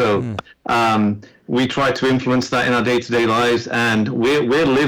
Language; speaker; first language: English; native; English